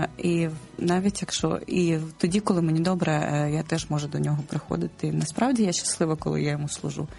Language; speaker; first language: Ukrainian; non-native, local second language; Russian